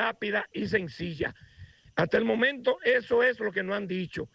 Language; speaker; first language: Spanish; native; Spanish